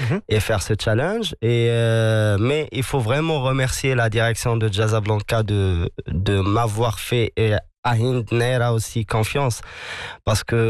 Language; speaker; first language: French; non-native, local second language; Arabic